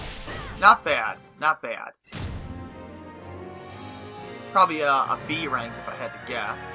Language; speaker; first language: English; native; English